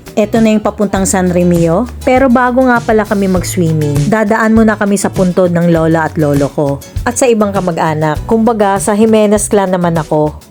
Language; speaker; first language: Filipino; native; Filipino